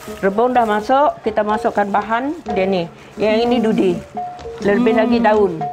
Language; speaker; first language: Malay; non-native, local second language; Iban